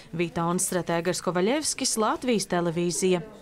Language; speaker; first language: Latvian; native; Latvian